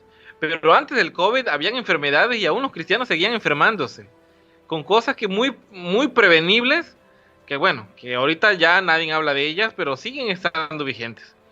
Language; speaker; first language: Spanish; native; Spanish